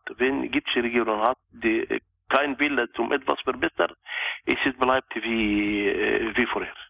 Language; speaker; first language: German; non-native, local second language; Arabic